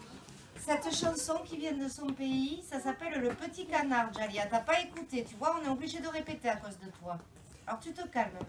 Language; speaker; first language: French; native; French